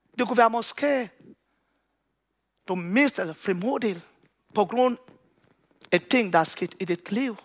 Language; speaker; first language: Danish; non-native, learner; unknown